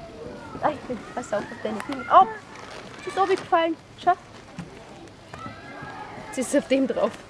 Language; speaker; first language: German; non-native, learner; Portuguese